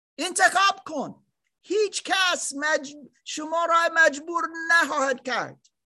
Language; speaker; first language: Persian; non-native, learner; German